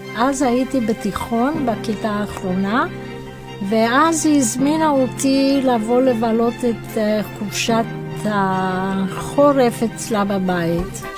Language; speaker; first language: Hebrew; non-native, fluent; Romanian